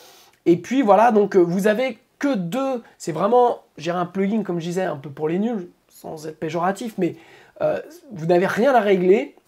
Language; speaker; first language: French; native; French